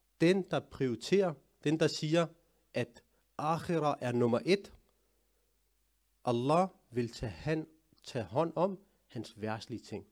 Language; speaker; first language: Danish; early bilingual, other home language; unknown